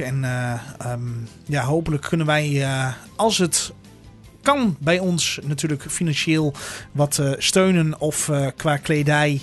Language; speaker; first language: Dutch; native; Dutch